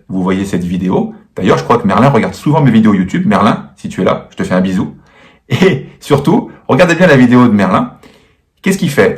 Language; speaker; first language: French; native; French